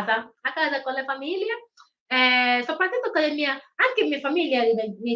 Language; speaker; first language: Italian; non-native, learner; Igbo